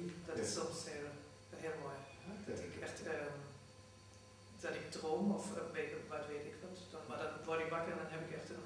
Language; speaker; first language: Dutch; non-native, fluent; German